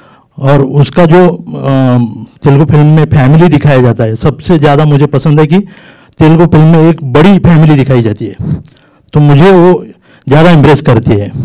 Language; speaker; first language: Hindi; non-native, local second language; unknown